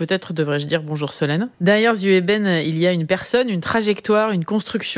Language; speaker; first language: French; native; French